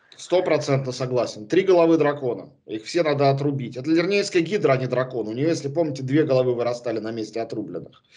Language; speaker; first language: Russian; native; Russian